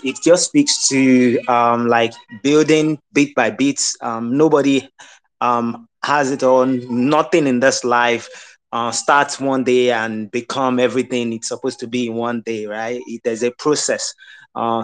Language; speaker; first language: English; non-native, local second language; Yoruba